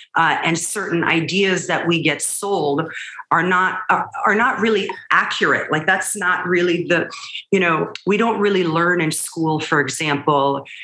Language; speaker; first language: English; early bilingual, other home language; Hebrew